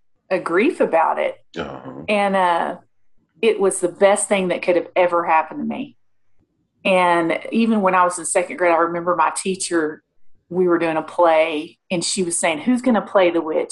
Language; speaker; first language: English; native; English